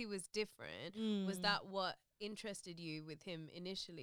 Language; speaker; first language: English; native; English